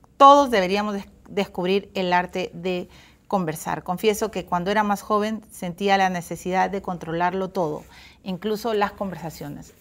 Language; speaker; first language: Spanish; native; Spanish